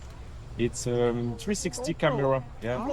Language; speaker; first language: English; non-native, learner; French